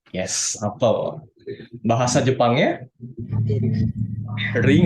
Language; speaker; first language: Indonesian; native; Indonesian